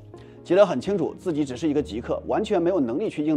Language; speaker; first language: Chinese; native; Chinese